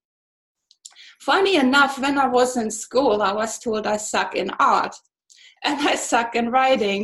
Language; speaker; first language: English; non-native, fluent; German